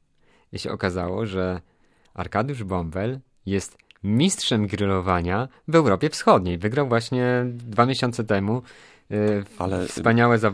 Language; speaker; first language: Polish; native; Polish